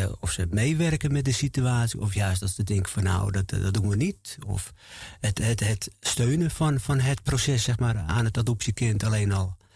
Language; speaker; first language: Dutch; native; Dutch